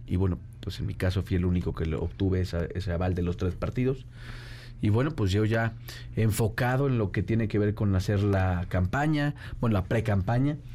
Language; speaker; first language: Spanish; native; Spanish